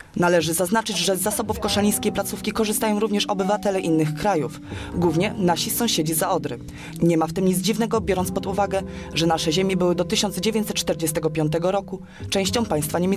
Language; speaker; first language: Polish; native; Polish